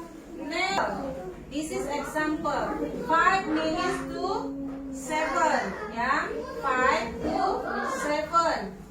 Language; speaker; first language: English; non-native, learner; Indonesian